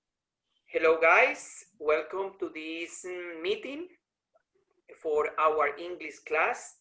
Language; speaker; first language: English; non-native, learner; Spanish